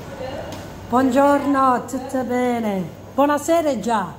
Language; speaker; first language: Italian; non-native, learner; English